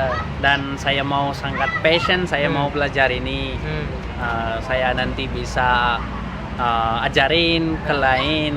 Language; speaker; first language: Indonesian; non-native, learner; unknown